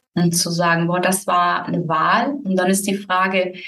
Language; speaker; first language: German; native; German